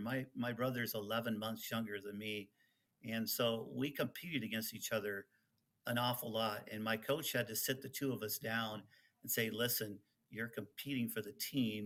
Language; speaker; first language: English; early bilingual, other home language; Dutch